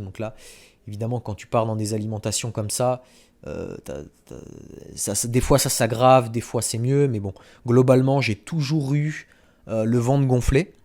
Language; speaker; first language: French; native; French